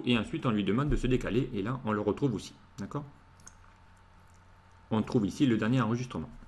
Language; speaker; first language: French; native; French